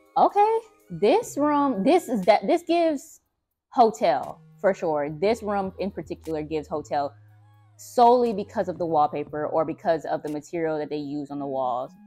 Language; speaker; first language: English; native; English